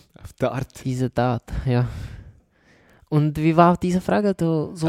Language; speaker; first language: German; non-native, learner; Czech